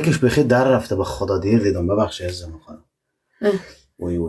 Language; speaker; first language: Persian; native; Persian